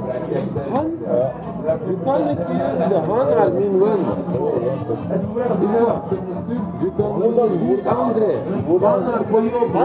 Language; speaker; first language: Norwegian; non-native, learner; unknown